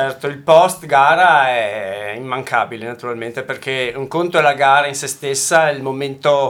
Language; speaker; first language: Italian; native; Italian